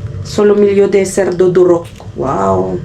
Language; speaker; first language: Spanish; non-native, learner; Filipino